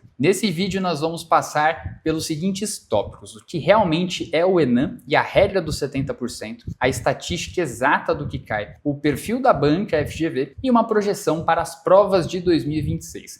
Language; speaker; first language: Portuguese; native; Portuguese